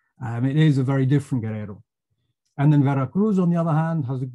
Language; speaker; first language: English; native; English